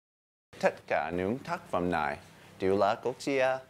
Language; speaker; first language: Vietnamese; non-native, learner; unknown